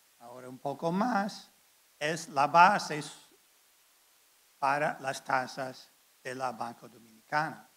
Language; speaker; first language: Spanish; non-native, fluent; English